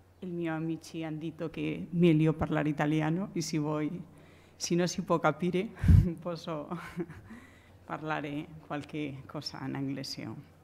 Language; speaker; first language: Italian; non-native, learner; Spanish